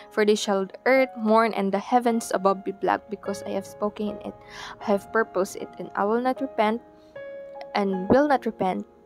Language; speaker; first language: English; non-native, local second language; Iloko